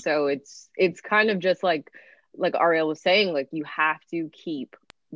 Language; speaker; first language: English; native; English